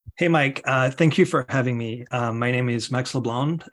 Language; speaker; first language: English; non-native, fluent; French